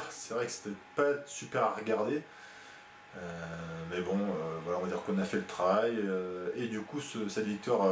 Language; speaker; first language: French; native; French